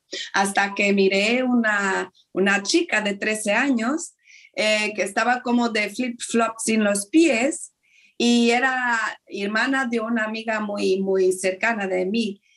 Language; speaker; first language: Spanish; non-native, fluent; Portuguese